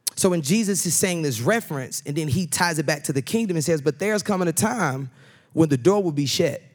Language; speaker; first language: English; native; English